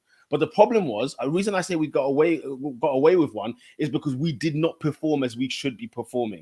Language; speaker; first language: English; native; English